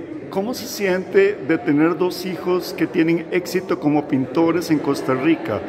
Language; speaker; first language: Spanish; native; Spanish